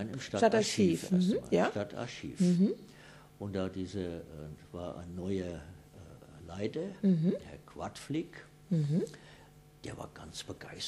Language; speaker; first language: German; native; German